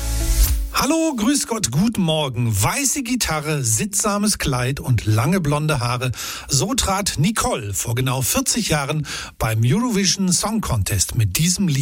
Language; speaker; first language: German; native; German